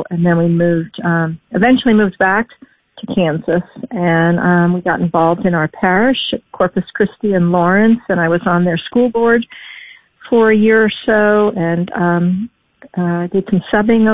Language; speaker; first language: English; native; English